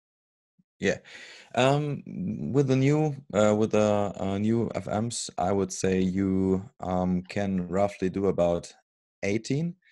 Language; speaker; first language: English; non-native, fluent; German